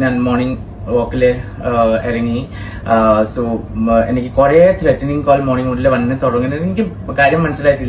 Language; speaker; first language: Malayalam; non-native, learner; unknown